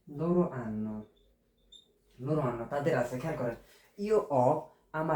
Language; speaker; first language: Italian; non-native, fluent; Bangla